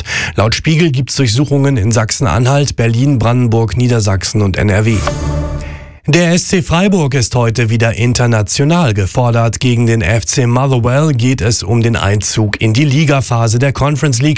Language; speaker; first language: German; native; German